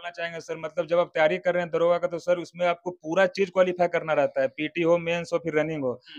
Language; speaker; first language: Hindi; native; Hindi